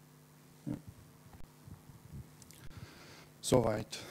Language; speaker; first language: German; non-native, fluent; Kurdish